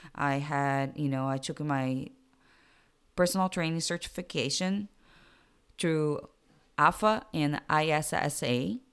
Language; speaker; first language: English; non-native, fluent; Portuguese